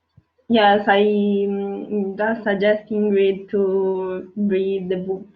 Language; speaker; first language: English; non-native, learner; Italian